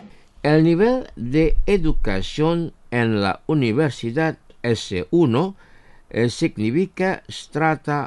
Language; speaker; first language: Spanish; non-native, fluent; Indonesian